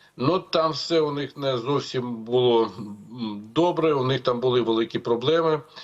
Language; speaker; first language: Ukrainian; non-native, local second language; Russian